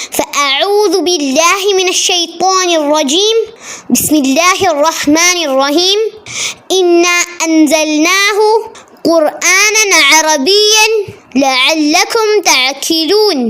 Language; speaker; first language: Arabic; non-native, learner; Malayalam